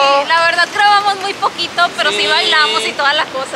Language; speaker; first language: Spanish; native; Spanish